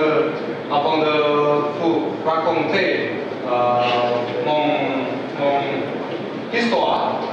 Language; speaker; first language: French; non-native, learner; Indonesian